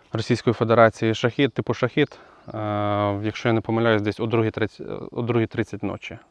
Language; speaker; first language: Ukrainian; native; Ukrainian